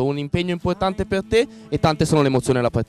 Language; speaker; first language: Italian; native; Italian